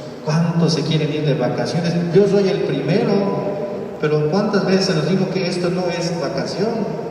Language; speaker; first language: Spanish; native; Spanish